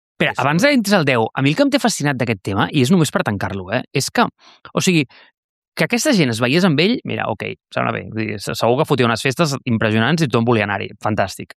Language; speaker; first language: Catalan; native; Catalan